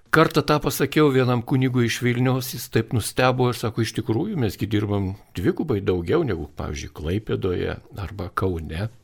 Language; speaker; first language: Lithuanian; native; Lithuanian